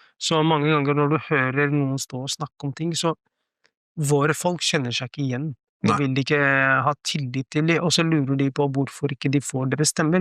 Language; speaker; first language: Norwegian; early bilingual, other home language; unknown